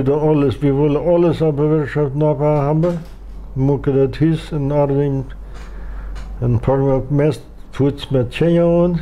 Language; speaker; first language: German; non-native, local second language; Plautdietsch